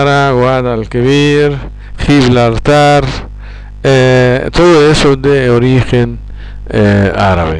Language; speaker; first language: Spanish; non-native, fluent; Arabic